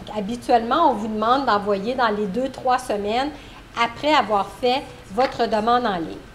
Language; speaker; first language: French; native; French